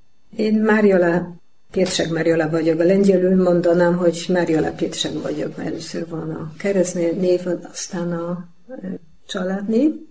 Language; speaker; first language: Hungarian; non-native, learner; Polish